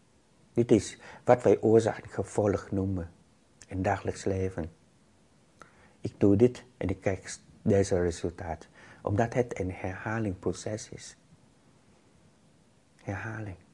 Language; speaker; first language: Dutch; non-native, fluent; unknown